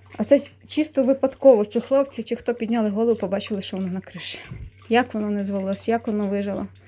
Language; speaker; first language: Ukrainian; non-native, local second language; Russian